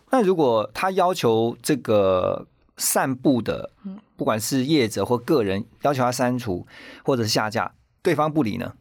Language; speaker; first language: Chinese; native; Chinese